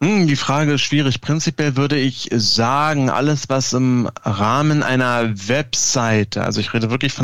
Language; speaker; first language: German; native; German